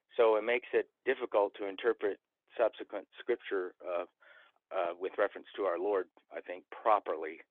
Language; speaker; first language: English; native; English